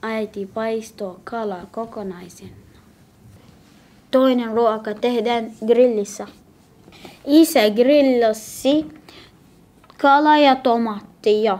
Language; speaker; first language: Finnish; non-native, learner; Arabic